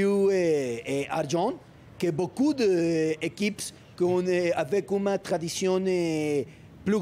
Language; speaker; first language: French; non-native, learner; Spanish